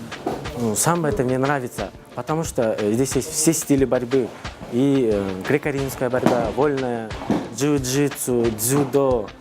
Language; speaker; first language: Russian; non-native, local second language; Kyrgyz